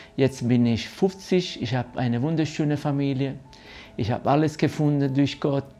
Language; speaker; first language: German; non-native, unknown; Italian